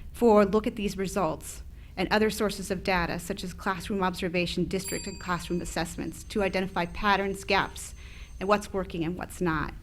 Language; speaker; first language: English; early bilingual, other home language; Spanish